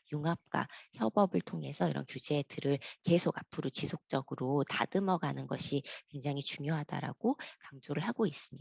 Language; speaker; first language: Korean; native; Korean